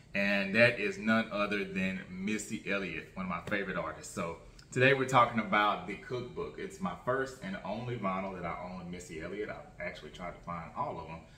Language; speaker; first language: English; native; English